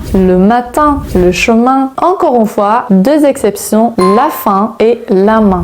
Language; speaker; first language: French; non-native, fluent; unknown